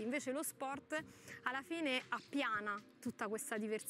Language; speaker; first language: Italian; native; Italian